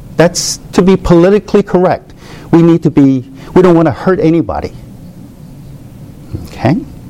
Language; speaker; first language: English; early bilingual, other home language; Chinese